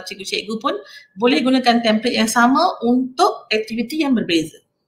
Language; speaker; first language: Malay; non-native, local second language; Tamil